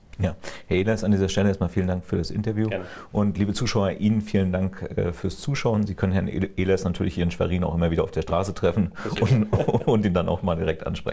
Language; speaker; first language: German; native; German